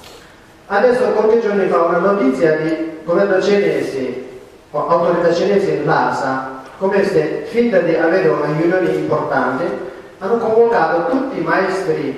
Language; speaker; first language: Italian; non-native, learner; Tibetan